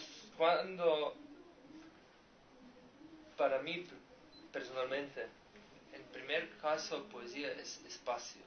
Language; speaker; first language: Spanish; non-native, learner; Slovenian